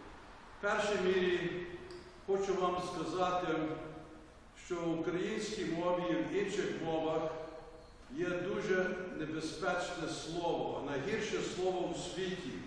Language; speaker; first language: Ukrainian; early bilingual, heritage; Ukrainian